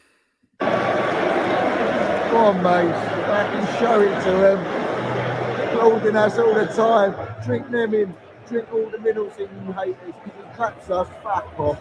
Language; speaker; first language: English; native; English